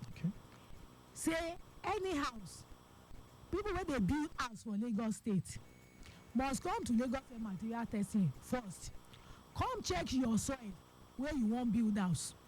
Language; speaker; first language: Nigerian Pidgin; non-native, local second language; Yoruba